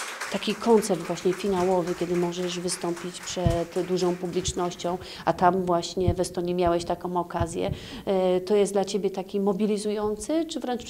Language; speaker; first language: Polish; native; Polish